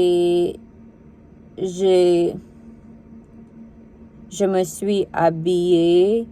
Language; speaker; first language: French; non-native, learner; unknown